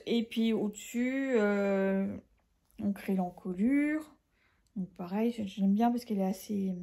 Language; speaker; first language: French; native; French